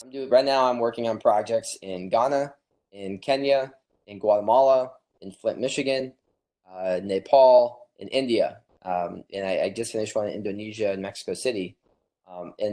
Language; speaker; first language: English; native; English